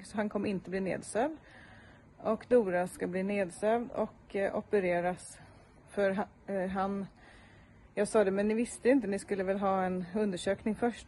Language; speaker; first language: Swedish; native; Swedish